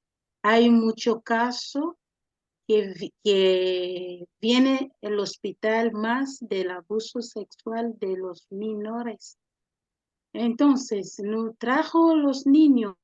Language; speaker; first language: Spanish; non-native, learner; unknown